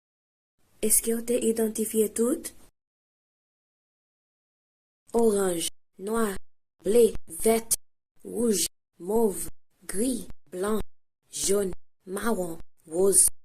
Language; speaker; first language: Haitian Creole; early bilingual, heritage; Haitian Creole